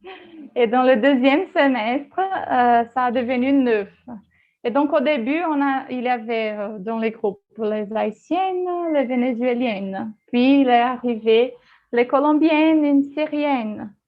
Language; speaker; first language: French; non-native, fluent; Portuguese